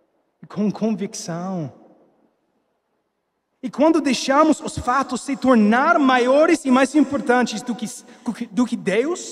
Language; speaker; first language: Portuguese; non-native, fluent; English